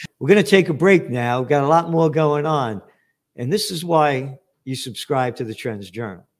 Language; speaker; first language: English; native; English